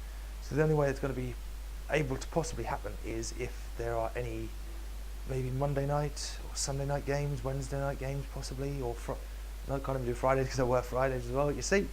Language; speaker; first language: English; native; English